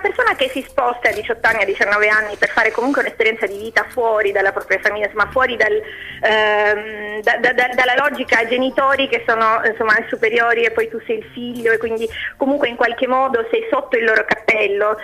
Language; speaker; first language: Italian; non-native, fluent; Albanian